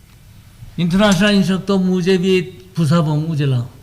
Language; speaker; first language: Czech; non-native, learner; Korean